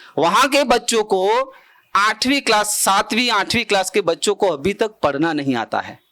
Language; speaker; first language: Hindi; non-native, local second language; Bhili